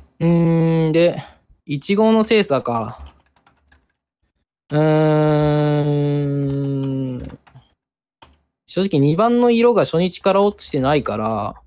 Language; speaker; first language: Japanese; native; Japanese